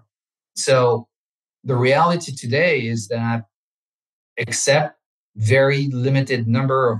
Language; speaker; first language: English; non-native, fluent; French